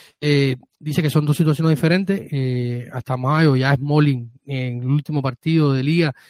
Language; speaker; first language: Spanish; native; Spanish